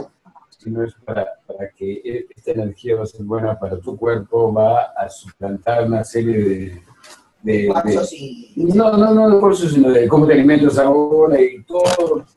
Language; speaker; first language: Spanish; native; Spanish